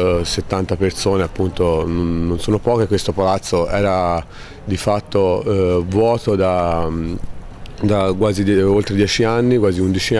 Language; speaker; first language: Italian; native; Italian